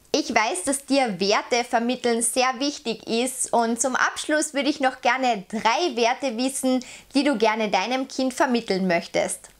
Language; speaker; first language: German; native; German